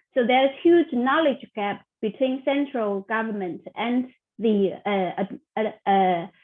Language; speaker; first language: English; non-native, fluent; Chinese